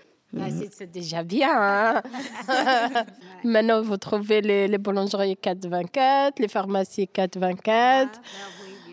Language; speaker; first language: French; non-native, learner; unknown